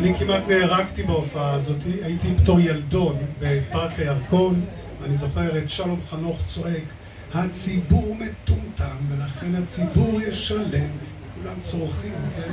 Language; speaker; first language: Hebrew; native; Hebrew